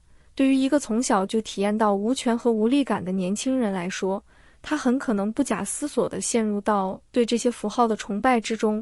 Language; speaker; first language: Chinese; native; Chinese